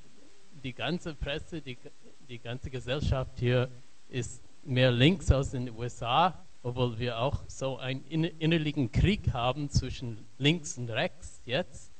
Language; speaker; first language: German; non-native, learner; English